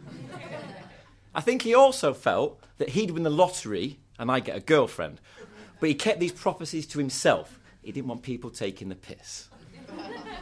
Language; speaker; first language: English; native; English